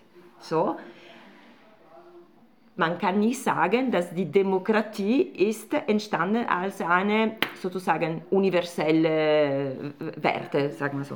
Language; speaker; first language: German; non-native, fluent; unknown